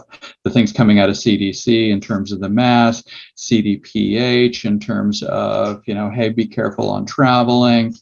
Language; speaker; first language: English; native; English